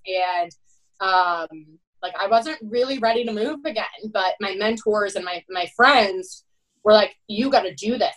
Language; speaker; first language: English; native; English